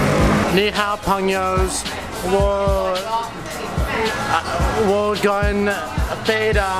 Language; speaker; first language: Chinese; non-native, learner; English